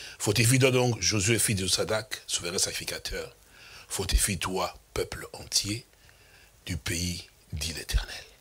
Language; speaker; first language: French; non-native, local second language; Lingala